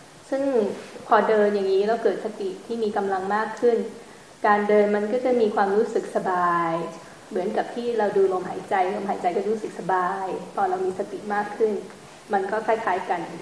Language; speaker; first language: Thai; native; Thai